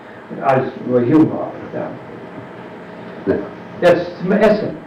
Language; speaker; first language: German; non-native, fluent; English